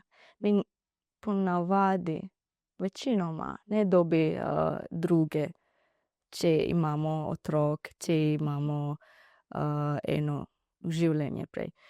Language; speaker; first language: Slovenian; non-native, learner; Divehi